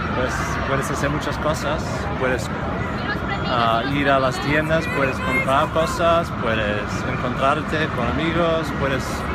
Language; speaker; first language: Spanish; non-native, fluent; English